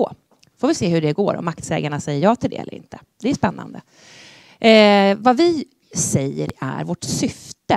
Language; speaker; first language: Swedish; native; Swedish